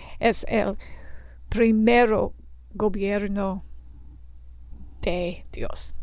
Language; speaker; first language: Spanish; non-native, learner; English